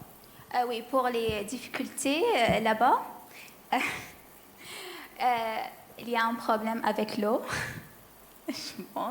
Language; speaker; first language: French; non-native, learner; Arabic